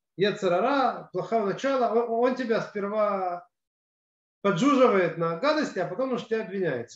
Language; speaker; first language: Russian; native; Russian